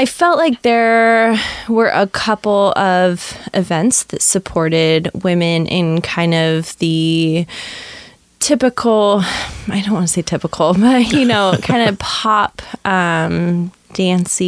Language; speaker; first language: English; native; English